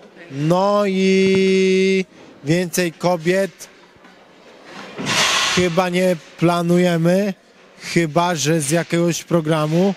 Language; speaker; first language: Polish; native; Polish